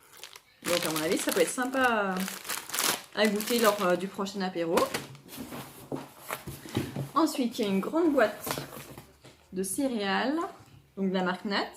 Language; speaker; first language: French; native; French